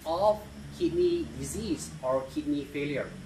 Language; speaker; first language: English; non-native, local second language; Malay